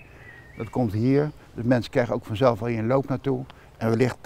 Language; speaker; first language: Dutch; native; Dutch